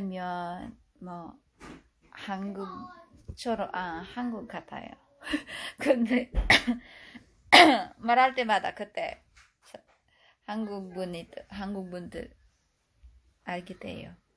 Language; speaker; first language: Korean; non-native, fluent; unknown